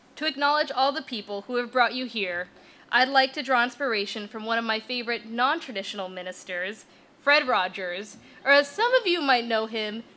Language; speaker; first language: English; native; English